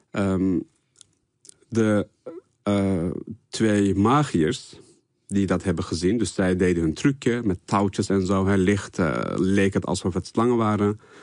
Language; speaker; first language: Dutch; early bilingual, other home language; Turkish